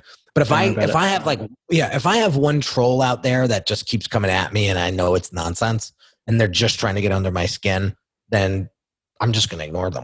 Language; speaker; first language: English; native; English